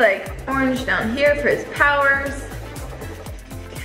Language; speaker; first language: English; native; English